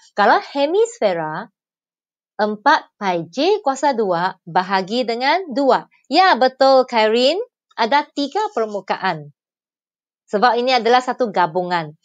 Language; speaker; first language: Malay; non-native, local second language; Chinese